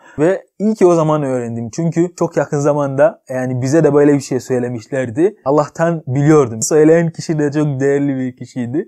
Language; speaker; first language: Turkish; non-native, fluent; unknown